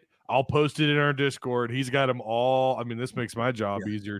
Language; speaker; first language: English; native; English